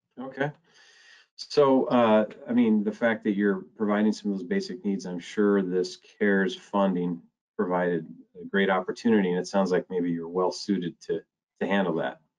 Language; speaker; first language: English; native; English